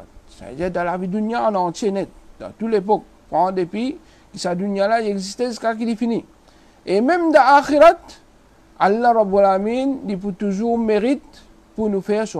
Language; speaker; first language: French; non-native, local second language; Morisyen